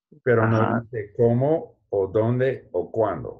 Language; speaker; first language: Spanish; non-native, learner; English